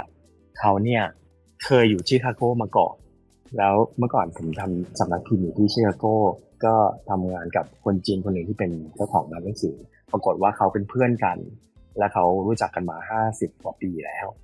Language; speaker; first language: Thai; native; Thai